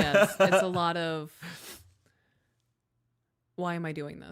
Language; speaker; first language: English; native; English